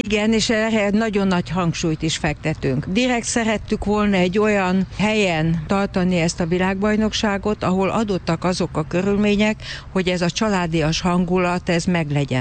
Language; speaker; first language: Hungarian; native; Hungarian